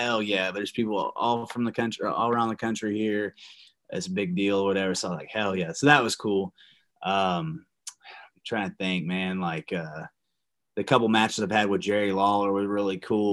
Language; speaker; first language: English; native; English